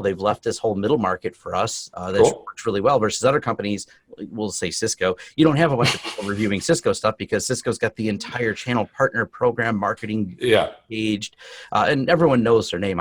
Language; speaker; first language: English; native; English